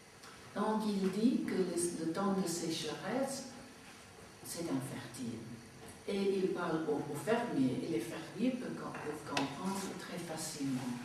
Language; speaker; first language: French; non-native, fluent; English